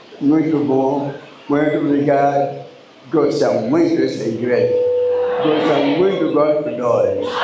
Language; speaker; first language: Portuguese; non-native, learner; Lingala